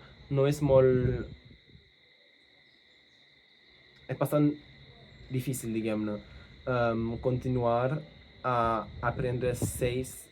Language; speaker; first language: Catalan; non-native, fluent; English